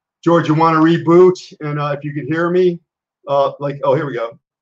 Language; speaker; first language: English; native; English